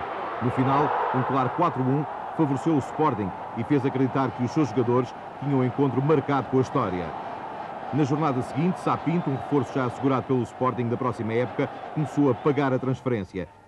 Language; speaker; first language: Portuguese; native; Portuguese